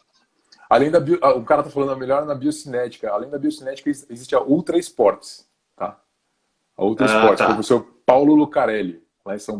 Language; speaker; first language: Portuguese; native; Portuguese